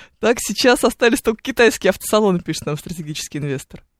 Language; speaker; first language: Russian; native; Russian